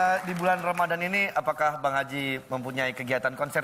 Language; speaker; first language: Indonesian; native; Indonesian